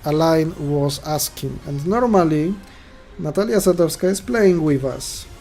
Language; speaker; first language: English; non-native, fluent; Polish